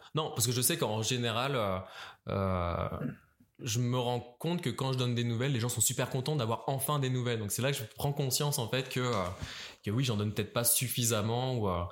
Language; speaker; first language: French; native; French